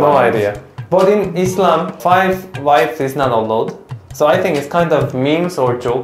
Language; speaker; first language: English; non-native, learner; Korean